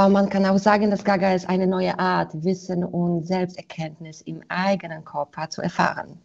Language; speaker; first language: German; non-native, fluent; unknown